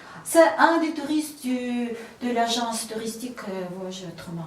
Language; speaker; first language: French; non-native, fluent; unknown